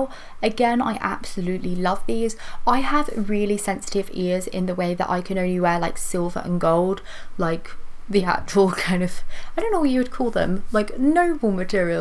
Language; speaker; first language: English; native; English